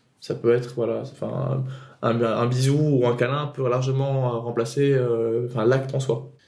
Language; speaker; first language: French; non-native, local second language; Arabic